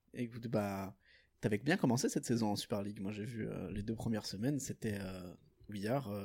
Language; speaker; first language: French; non-native, fluent; Portuguese